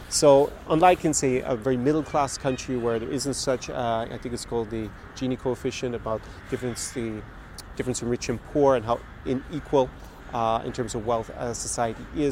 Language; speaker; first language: English; native; English